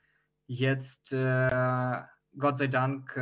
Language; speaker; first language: German; non-native, fluent; Ukrainian